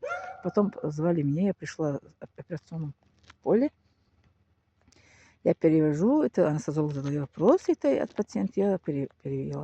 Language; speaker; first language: Russian; non-native, local second language; Tajik